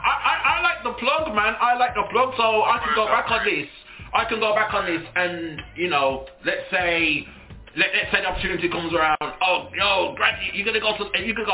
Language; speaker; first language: English; native; English